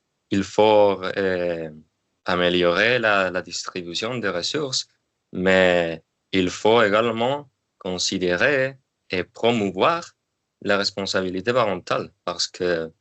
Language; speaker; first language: French; non-native, learner; Spanish